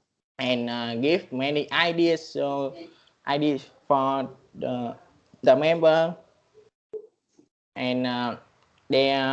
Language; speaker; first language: English; non-native, learner; Vietnamese